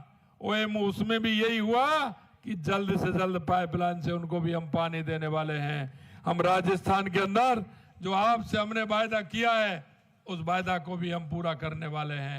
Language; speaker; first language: Hindi; native; Hindi